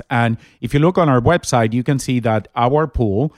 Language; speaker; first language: English; non-native, fluent; Spanish